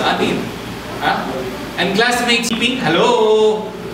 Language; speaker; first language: English; non-native, local second language; Chavacano